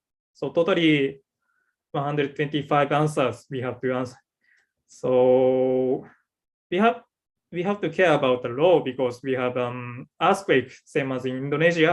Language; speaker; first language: English; non-native, learner; Japanese